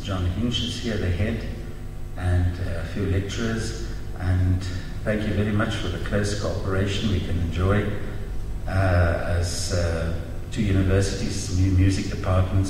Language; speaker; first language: English; non-native, local second language; Afrikaans